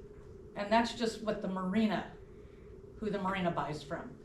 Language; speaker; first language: English; native; English